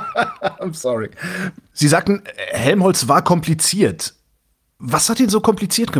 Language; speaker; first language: German; native; German